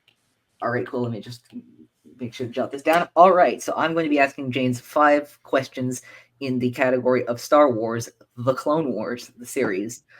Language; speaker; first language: English; native; English